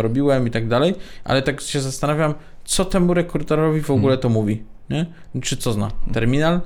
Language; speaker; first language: Polish; native; Polish